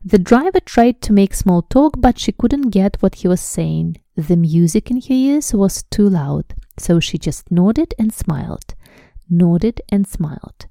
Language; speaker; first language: English; non-native, fluent; Russian